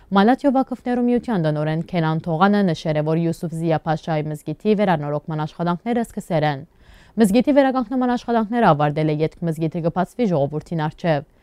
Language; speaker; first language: Armenian; early bilingual, heritage; Armenian